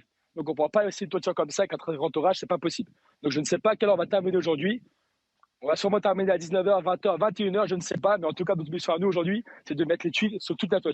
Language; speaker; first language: French; native; French